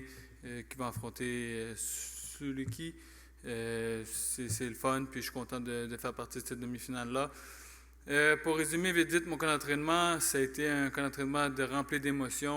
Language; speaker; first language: French; native; French